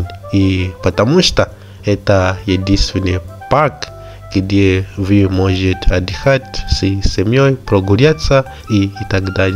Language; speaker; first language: Russian; non-native, learner; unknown